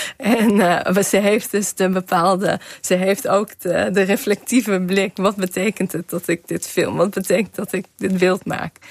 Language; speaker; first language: Dutch; non-native, fluent; Kazakh